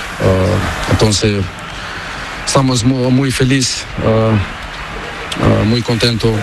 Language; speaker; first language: Spanish; non-native, learner; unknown